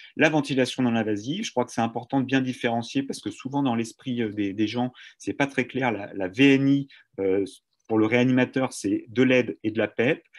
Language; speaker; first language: French; native; French